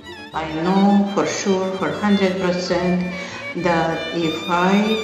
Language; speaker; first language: English; non-native, learner; Russian